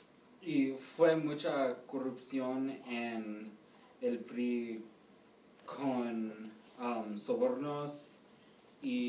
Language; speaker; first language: Spanish; non-native, learner; English